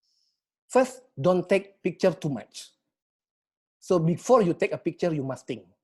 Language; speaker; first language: English; non-native, learner; Indonesian